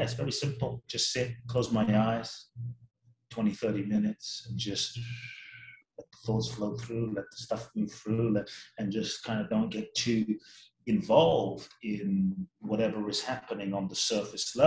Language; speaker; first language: English; native; English